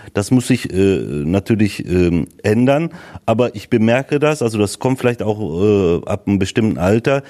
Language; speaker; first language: German; early bilingual, other home language; Turkish